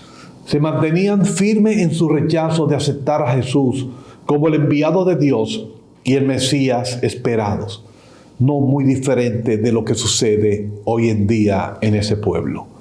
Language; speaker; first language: Spanish; native; Spanish